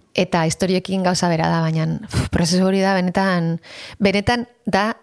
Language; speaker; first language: Basque; native; Basque